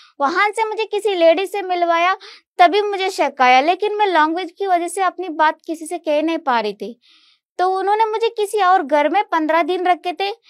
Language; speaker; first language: Hindi; non-native, local second language; Kannada